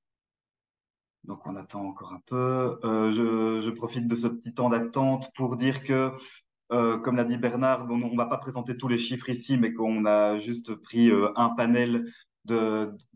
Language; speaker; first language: French; native; French